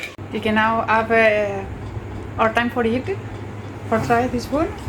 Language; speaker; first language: English; non-native, learner; Spanish